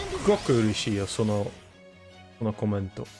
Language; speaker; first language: Japanese; non-native, learner; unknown